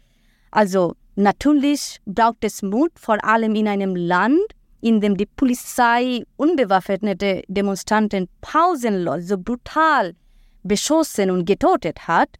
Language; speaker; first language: German; non-native, fluent; Bangla